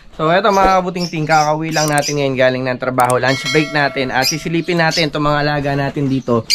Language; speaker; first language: Filipino; non-native, local second language; Pampanga